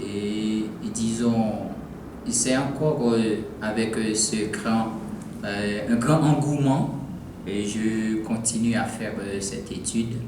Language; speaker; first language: French; non-native, local second language; Haitian Creole